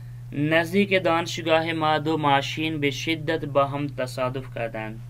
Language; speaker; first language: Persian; non-native, fluent; Urdu